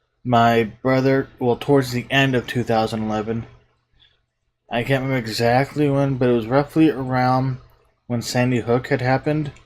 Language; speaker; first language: English; native; English